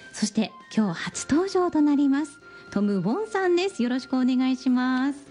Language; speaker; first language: Japanese; native; Japanese